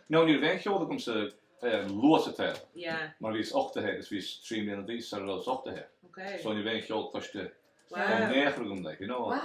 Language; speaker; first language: Irish; native; Irish